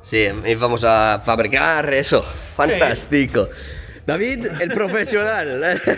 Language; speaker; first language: Spanish; non-native, learner; English